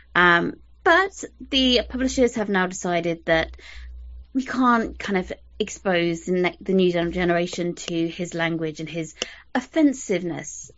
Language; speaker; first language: English; native; English